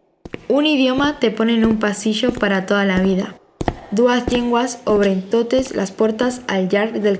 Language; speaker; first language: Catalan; non-native, learner; Spanish